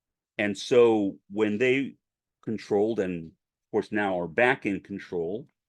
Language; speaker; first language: English; native; English